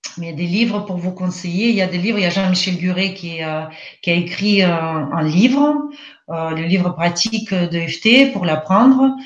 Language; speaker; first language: French; non-native, fluent; Russian